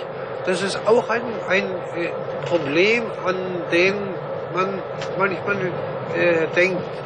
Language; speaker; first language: German; non-native, fluent; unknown